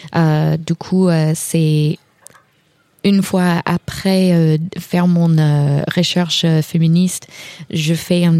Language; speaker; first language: French; non-native, fluent; English